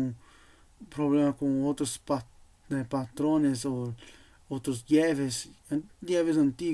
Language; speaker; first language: Portuguese; non-native, learner; Spanish